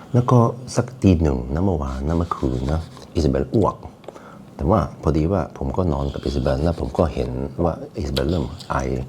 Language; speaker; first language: Thai; non-native, fluent; Norwegian